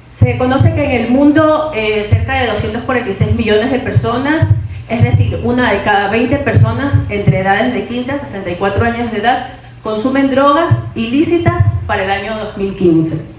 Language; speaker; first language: Spanish; native; Spanish